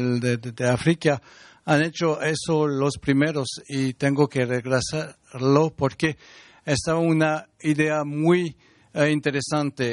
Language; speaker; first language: Spanish; non-native, learner; French